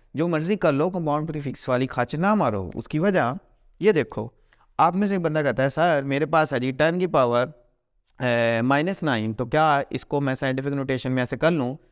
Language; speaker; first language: Hindi; native; Hindi